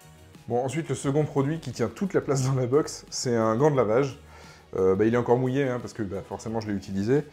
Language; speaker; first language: French; native; French